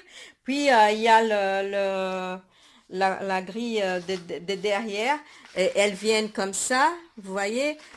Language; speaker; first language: French; non-native, fluent; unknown